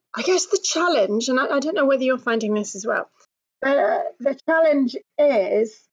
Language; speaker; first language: English; native; English